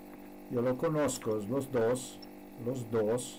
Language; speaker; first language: Spanish; non-native, learner; Slovenian